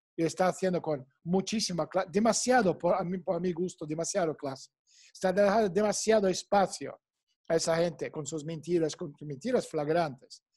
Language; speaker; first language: Spanish; non-native, fluent; Russian